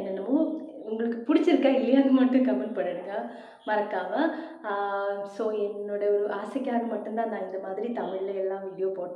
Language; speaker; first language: Tamil; non-native, learner; Malayalam